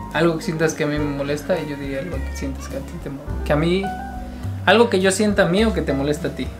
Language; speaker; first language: Spanish; native; Spanish